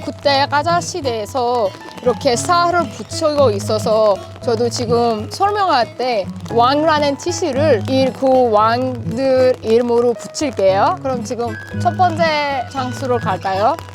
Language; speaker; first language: Korean; non-native, fluent; Persian